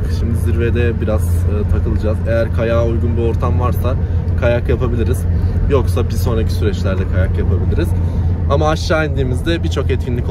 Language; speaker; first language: Turkish; native; Turkish